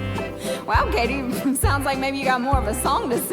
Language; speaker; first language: English; native; English